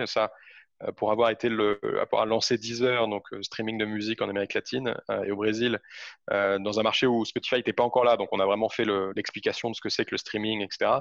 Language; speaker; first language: French; native; French